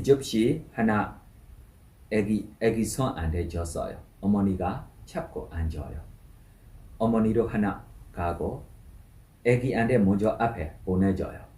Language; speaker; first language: Korean; non-native, learner; Burmese